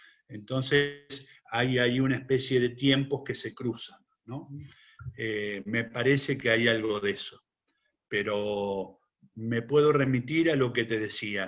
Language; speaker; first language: Spanish; native; Spanish